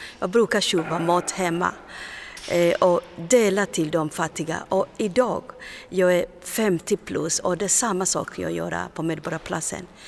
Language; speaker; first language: Swedish; non-native, learner; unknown